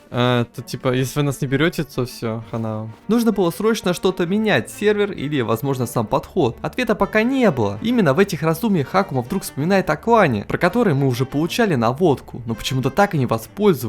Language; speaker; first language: Russian; native; Russian